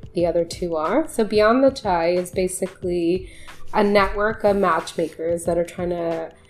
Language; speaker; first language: English; early bilingual, other home language; Urdu